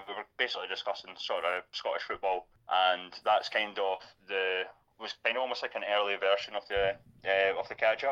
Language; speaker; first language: English; native; English